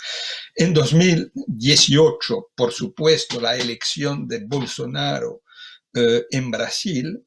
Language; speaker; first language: Spanish; non-native, fluent; Italian